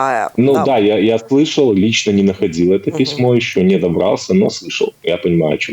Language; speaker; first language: Russian; native; Russian